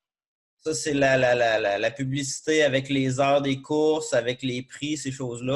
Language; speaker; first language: French; native; French